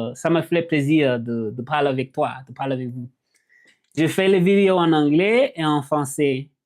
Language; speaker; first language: French; non-native, learner; English